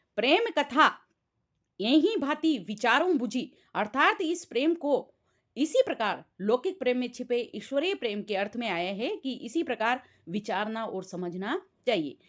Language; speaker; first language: Hindi; native; Hindi